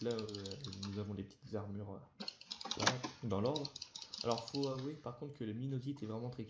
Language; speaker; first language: French; native; French